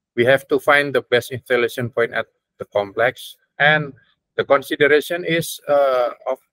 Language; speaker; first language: English; non-native, learner; Indonesian